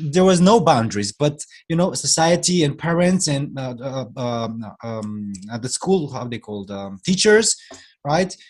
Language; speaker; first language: English; non-native, fluent; Romanian